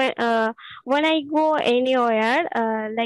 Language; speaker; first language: English; non-native, learner; Bangla